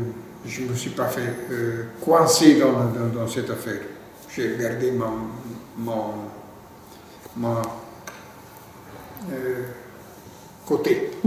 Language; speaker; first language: French; non-native, fluent; Italian